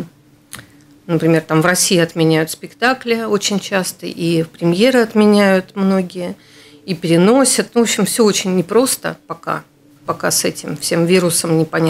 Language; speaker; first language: Russian; native; Russian